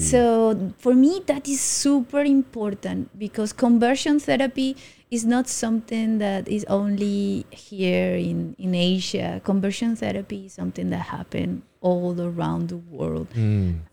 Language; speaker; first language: English; non-native, fluent; Spanish